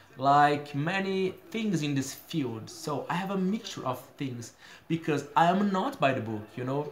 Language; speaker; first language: English; non-native, fluent; Portuguese